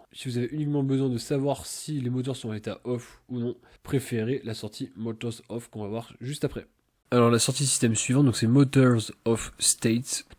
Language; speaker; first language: French; native; French